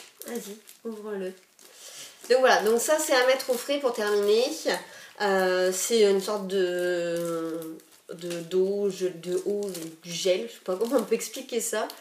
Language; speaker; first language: French; native; French